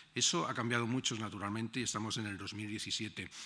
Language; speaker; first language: Spanish; native; Spanish